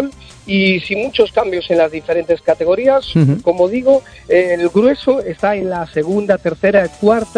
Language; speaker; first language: Spanish; native; Spanish